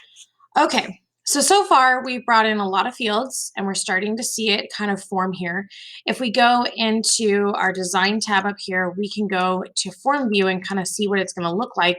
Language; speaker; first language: English; native; English